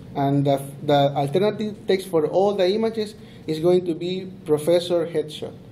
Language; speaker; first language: English; non-native, fluent; Spanish